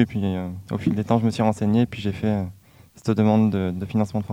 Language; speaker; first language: French; native; French